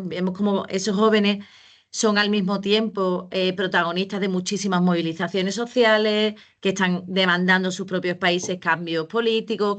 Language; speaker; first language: Spanish; native; Spanish